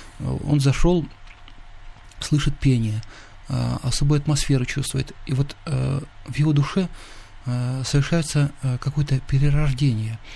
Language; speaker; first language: Russian; native; Russian